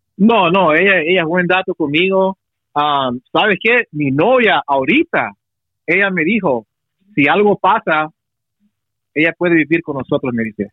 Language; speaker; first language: Spanish; early bilingual, heritage; Spanish